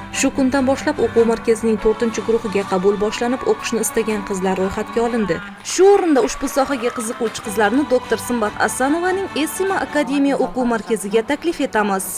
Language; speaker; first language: Uzbek; native; Uzbek